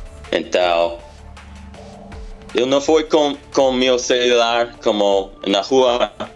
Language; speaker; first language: Portuguese; non-native, learner; English